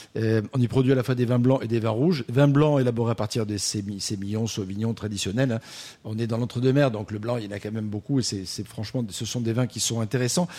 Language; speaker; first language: French; native; French